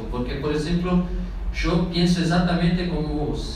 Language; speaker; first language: Spanish; non-native, fluent; Portuguese